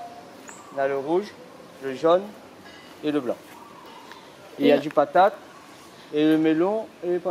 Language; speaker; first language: French; non-native, local second language; Réunion Creole French